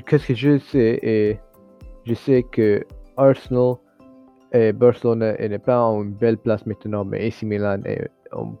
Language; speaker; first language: French; non-native, learner; English